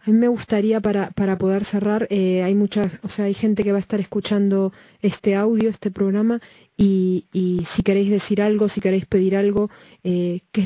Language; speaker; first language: Spanish; native; Spanish